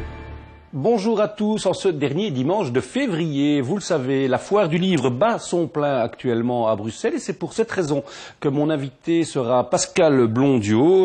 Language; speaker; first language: French; native; French